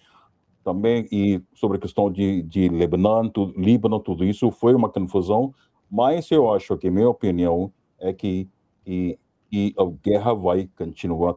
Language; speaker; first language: Portuguese; non-native, fluent; Hindi